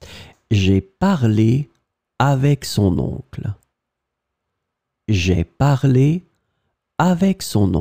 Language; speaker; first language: French; non-native, fluent; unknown